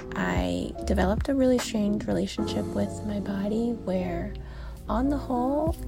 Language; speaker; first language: English; native; English